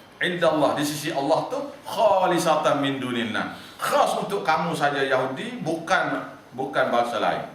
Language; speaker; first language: Malay; native; Malay